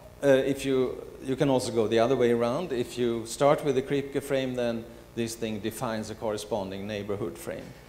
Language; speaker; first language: English; non-native, fluent; Swedish